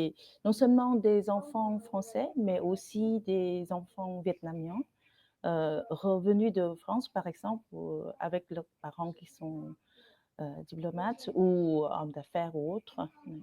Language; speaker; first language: French; non-native, fluent; Vietnamese